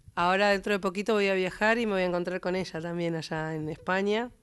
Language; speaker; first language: Spanish; native; Spanish